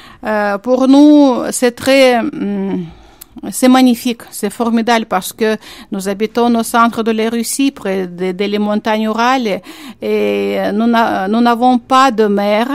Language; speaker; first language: French; non-native, fluent; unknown